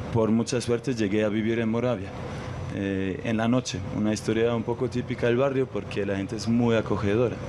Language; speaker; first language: Spanish; non-native, fluent; German